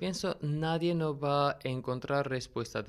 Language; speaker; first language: Spanish; non-native, learner; Armenian